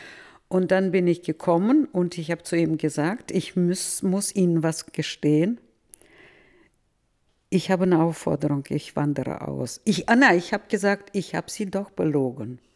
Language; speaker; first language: German; early bilingual, heritage; Russian